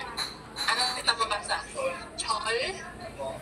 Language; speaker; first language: Filipino; native; Filipino